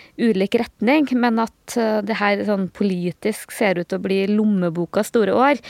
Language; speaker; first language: Norwegian; native; Norwegian